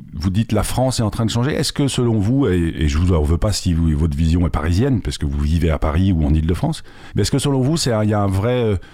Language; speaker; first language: French; native; French